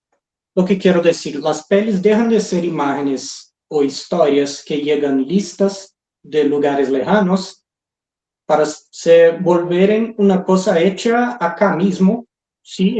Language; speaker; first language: Spanish; non-native, fluent; Portuguese